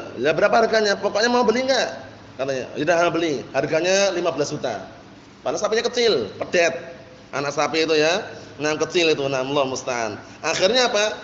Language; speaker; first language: Indonesian; native; Indonesian